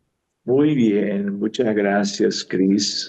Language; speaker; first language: Spanish; non-native, fluent; Portuguese